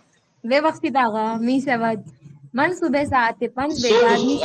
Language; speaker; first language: Persian; non-native, learner; Urdu